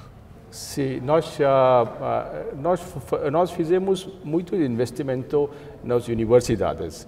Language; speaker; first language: Portuguese; non-native, fluent; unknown